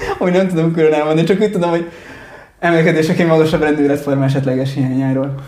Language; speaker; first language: Hungarian; early bilingual, other home language; Italian